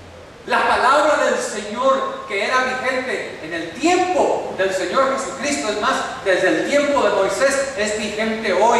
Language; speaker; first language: Spanish; native; Spanish